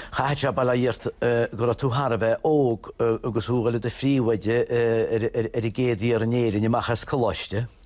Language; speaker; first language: Irish; native; Irish